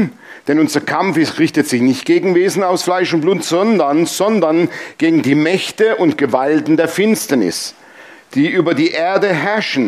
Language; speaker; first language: German; native; German